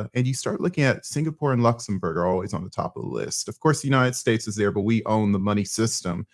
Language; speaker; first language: English; native; English